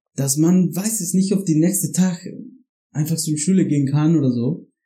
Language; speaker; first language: German; non-native, learner; Spanish